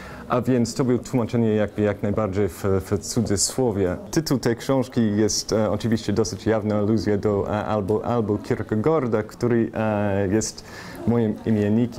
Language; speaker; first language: Polish; non-native, fluent; English